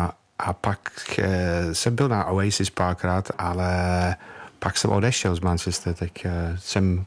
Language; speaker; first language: Czech; non-native, fluent; English